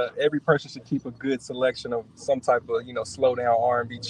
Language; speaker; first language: English; native; English